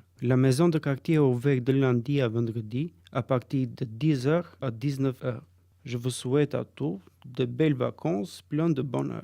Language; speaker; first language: French; non-native, learner; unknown